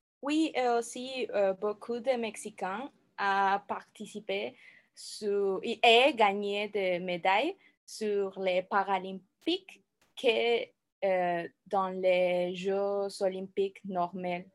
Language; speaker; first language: French; non-native, learner; Spanish